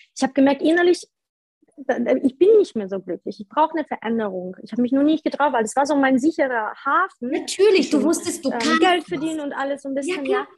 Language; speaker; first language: German; early bilingual, other home language; Polish